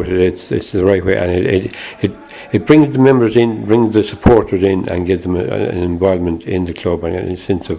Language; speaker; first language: English; native; English